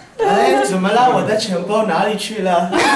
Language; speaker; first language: Chinese; non-native, learner; Italian